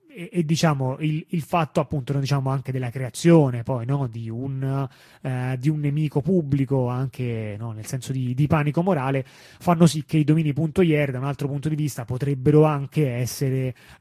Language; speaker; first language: Italian; native; Italian